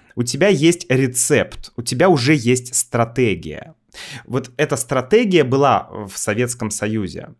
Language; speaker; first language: Russian; native; Russian